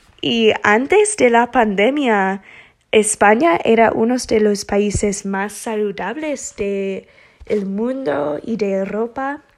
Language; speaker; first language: Spanish; non-native, learner; English